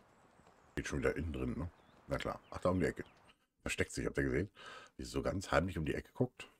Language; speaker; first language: German; native; German